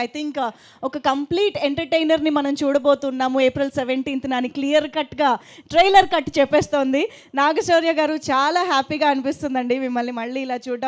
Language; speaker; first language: Telugu; native; Telugu